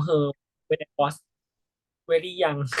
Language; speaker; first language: English; non-native, learner; Thai